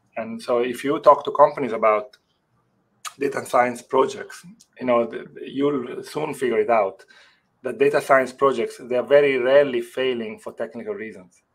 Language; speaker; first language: English; non-native, fluent; Italian